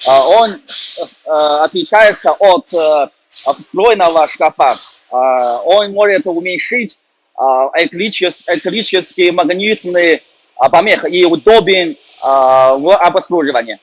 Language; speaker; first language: Russian; non-native, learner; Chinese